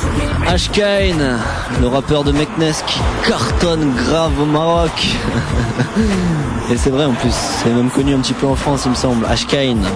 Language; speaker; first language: French; native; French